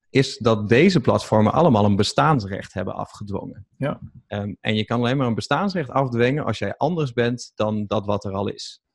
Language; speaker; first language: Dutch; native; Dutch